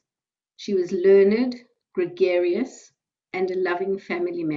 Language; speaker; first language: English; native; English